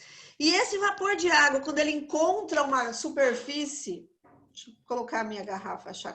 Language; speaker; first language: Portuguese; native; Portuguese